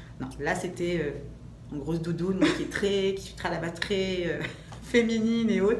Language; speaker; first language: French; native; French